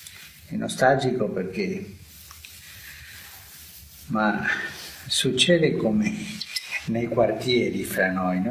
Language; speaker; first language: Italian; non-native, fluent; Spanish